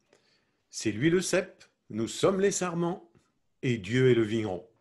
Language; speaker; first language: French; native; French